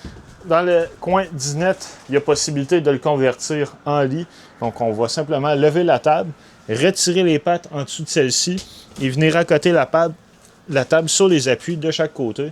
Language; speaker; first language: French; native; French